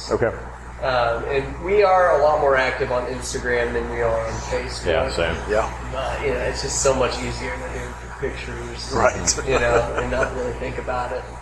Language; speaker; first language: English; native; English